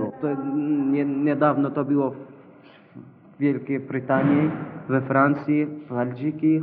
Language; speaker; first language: Polish; non-native, fluent; Arabic